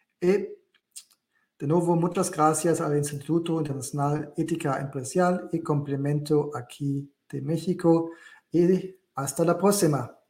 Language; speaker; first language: Spanish; non-native, learner; German